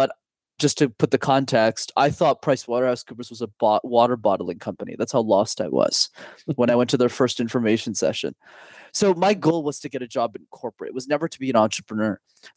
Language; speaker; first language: English; native; English